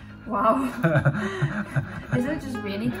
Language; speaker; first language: English; native; English